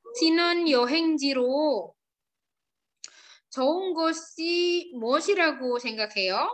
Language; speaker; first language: Korean; non-native, fluent; Indonesian